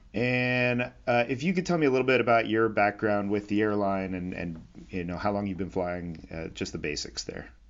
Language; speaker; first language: English; native; English